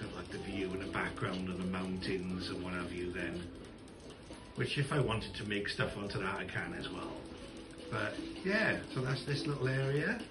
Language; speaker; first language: English; native; English